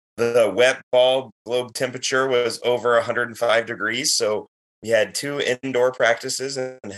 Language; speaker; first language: English; native; English